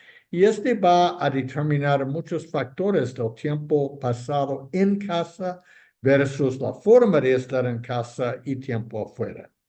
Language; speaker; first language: Spanish; non-native, fluent; English